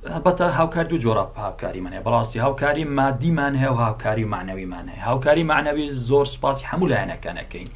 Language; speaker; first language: Central Kurdish; non-native, local second language; Assyrian Neo-Aramaic